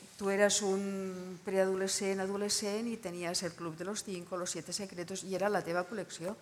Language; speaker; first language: Catalan; non-native, local second language; Spanish